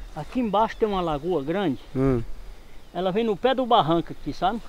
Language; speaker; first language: Portuguese; native; Portuguese